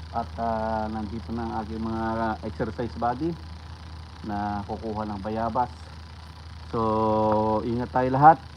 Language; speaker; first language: Filipino; non-native, local second language; Iloko